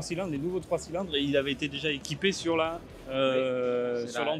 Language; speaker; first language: French; native; French